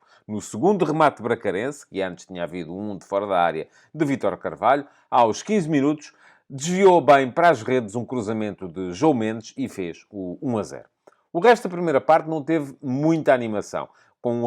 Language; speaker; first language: Portuguese; native; Portuguese